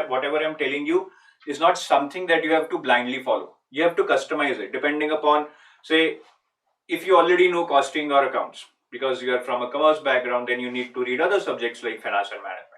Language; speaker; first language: English; non-native, local second language; Hindi